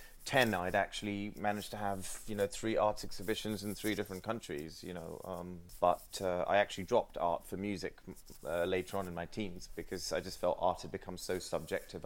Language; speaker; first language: English; non-native, local second language; Sinhala